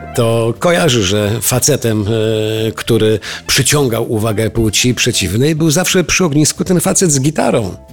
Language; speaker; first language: Polish; native; Polish